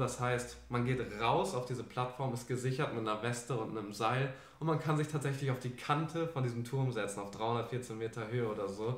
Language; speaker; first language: German; native; German